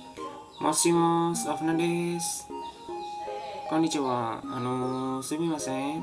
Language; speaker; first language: Japanese; non-native, learner; Indonesian